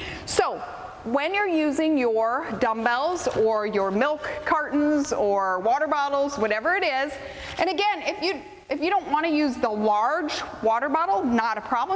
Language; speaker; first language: English; native; English